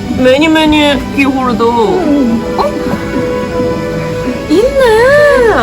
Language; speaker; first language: Korean; non-native, learner; Japanese